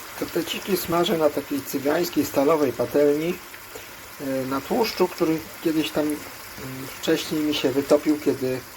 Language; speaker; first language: Polish; native; Polish